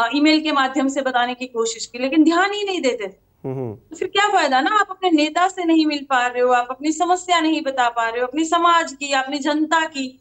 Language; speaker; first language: Hindi; non-native, local second language; Gujarati